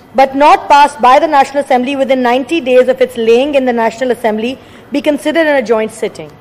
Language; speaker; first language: English; non-native, local second language; Urdu